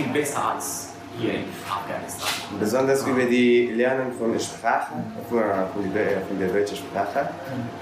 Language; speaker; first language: German; non-native, learner; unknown